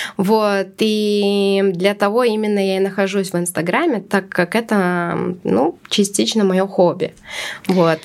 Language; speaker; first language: Russian; non-native, local second language; Latvian